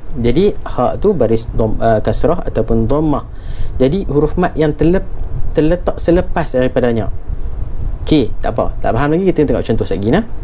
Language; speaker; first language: Malay; native; Malay